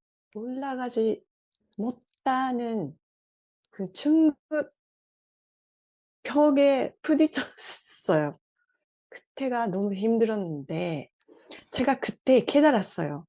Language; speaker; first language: Korean; non-native, fluent; Japanese